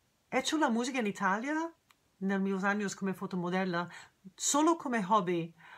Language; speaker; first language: Spanish; non-native, learner; English